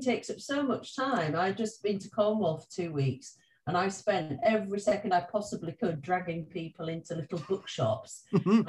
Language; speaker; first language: English; native; English